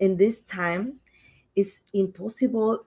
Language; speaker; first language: English; non-native, learner; Spanish